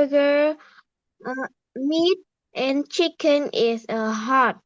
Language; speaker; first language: English; non-native, learner; Vietnamese